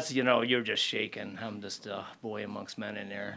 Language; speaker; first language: English; native; English